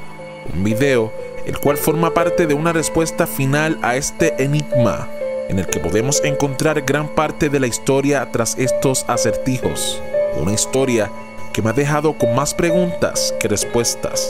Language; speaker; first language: Spanish; native; Spanish